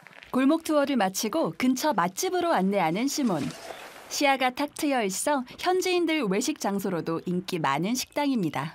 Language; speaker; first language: Korean; native; Korean